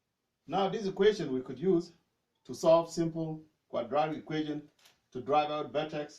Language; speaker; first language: English; non-native, fluent; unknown